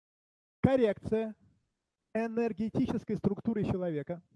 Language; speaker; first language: Czech; non-native, learner; Russian